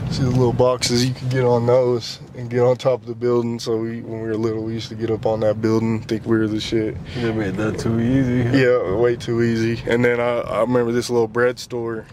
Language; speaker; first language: English; native; English